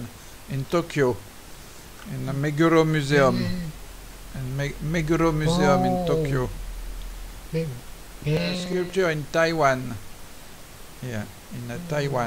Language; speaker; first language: English; non-native, learner; French